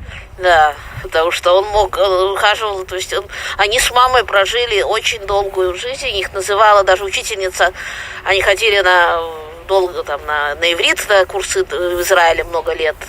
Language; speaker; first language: Russian; early bilingual, heritage; Russian